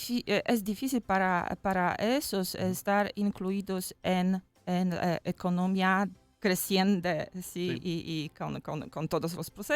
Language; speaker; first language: Spanish; non-native, fluent; Polish